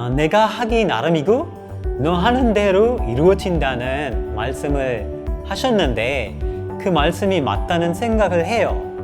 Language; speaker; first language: Korean; non-native, fluent; Sinhala